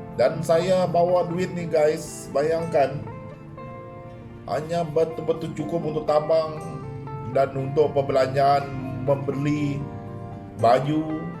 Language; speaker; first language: Malay; non-native, local second language; Iban